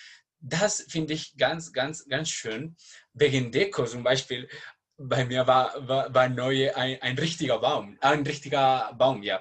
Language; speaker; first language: German; non-native, learner; Spanish